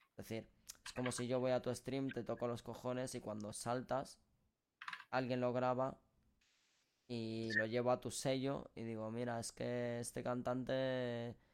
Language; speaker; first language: Spanish; native; Spanish